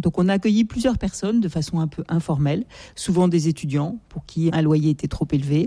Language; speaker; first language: French; native; French